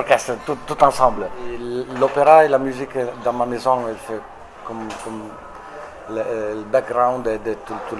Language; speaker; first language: French; non-native, fluent; Italian